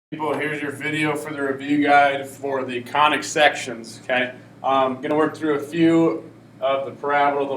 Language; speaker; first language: English; native; English